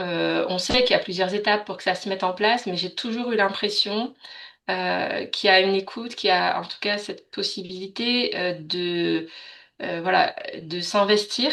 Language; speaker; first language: French; native; French